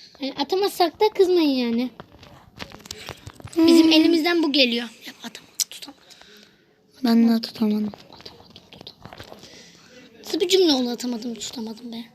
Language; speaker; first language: Turkish; native; Turkish